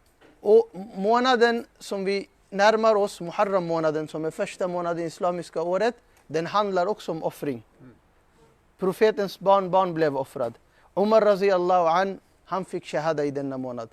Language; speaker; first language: Swedish; non-native, fluent; Urdu